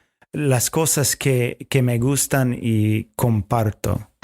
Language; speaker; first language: Spanish; non-native, fluent; English